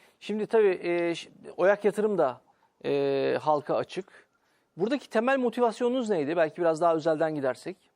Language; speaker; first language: Turkish; native; Turkish